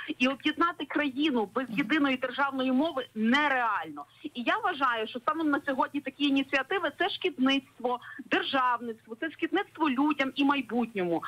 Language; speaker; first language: Ukrainian; native; Ukrainian